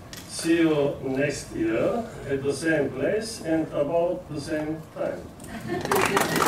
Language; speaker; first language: English; non-native, fluent; Bulgarian